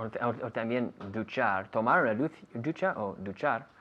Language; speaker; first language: Spanish; non-native, fluent; English